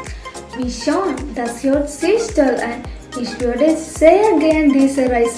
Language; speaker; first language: German; non-native, learner; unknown